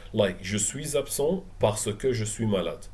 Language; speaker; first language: French; non-native, fluent; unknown